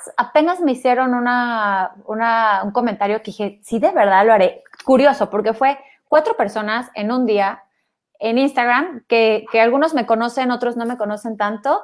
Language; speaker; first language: Spanish; native; Spanish